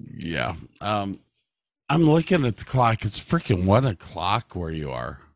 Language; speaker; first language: English; native; English